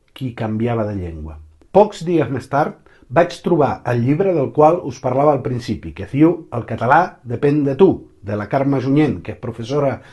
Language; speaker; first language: Catalan; early bilingual, other home language; Spanish